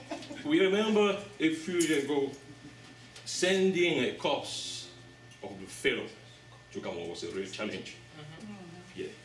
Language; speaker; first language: English; non-native, local second language; French